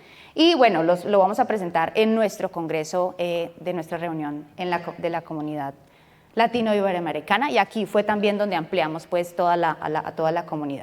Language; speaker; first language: Spanish; native; Spanish